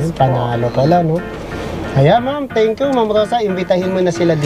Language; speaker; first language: Filipino; non-native, local second language; Hiligaynon